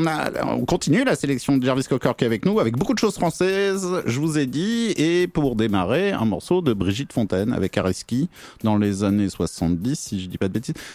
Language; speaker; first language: French; native; French